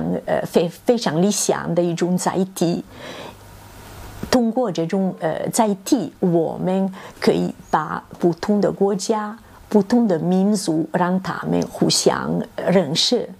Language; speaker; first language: Chinese; non-native, fluent; Italian